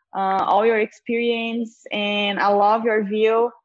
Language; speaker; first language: English; non-native, fluent; Portuguese